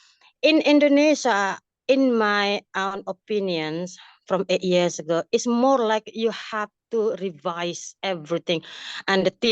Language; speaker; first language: English; non-native, fluent; Indonesian